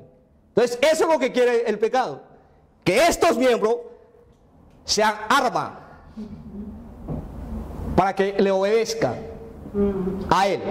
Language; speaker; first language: Spanish; native; Spanish